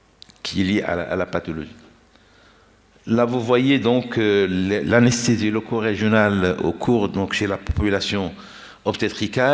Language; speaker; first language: French; non-native, local second language; Arabic